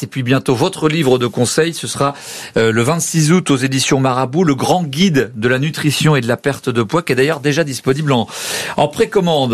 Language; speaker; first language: French; native; French